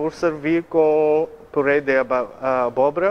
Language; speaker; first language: Portuguese; non-native, learner; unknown